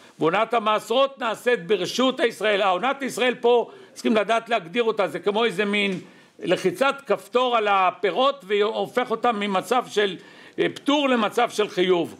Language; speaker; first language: Hebrew; native; Hebrew